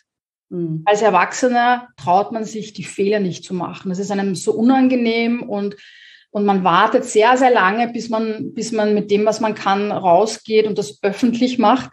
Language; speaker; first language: German; native; German